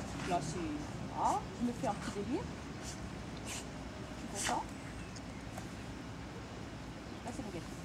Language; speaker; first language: French; native; French